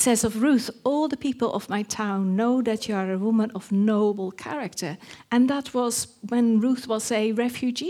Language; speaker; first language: English; non-native, fluent; Dutch